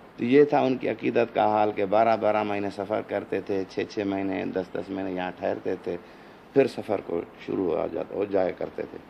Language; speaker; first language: Urdu; non-native, local second language; Sindhi